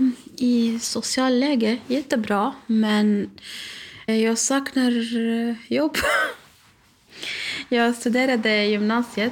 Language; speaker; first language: Swedish; non-native, learner; Arabic